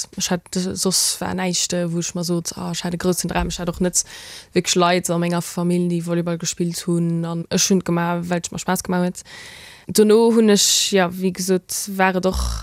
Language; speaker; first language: Luxembourgish; early bilingual, heritage; Luxembourgish